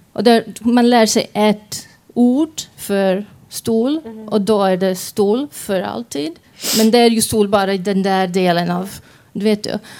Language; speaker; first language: Swedish; non-native, fluent; Croatian